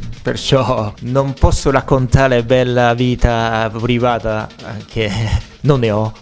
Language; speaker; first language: Italian; non-native, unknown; Japanese